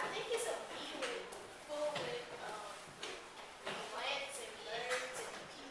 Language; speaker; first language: English; native; English